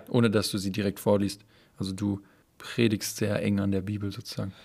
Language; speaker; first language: German; native; German